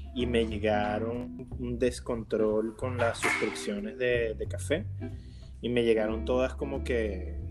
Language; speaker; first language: Spanish; native; Spanish